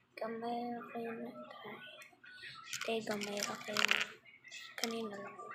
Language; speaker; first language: Filipino; non-native, local second language; Cebuano